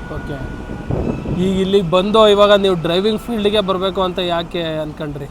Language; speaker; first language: Kannada; native; Kannada